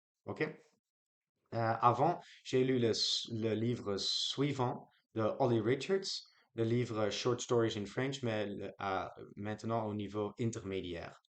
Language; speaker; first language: French; non-native, learner; Dutch